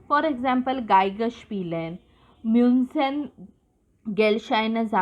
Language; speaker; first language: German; non-native, fluent; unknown